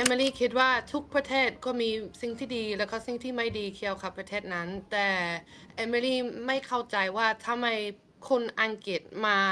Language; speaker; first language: Thai; non-native, fluent; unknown